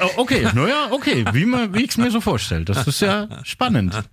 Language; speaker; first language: German; native; German